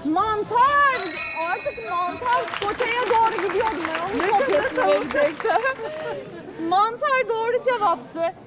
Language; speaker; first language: Turkish; native; Turkish